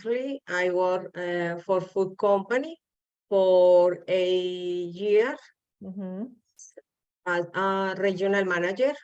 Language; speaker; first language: English; non-native, learner; Spanish